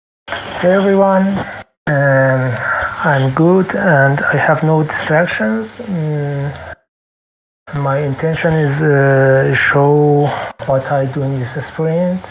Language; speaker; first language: English; non-native, fluent; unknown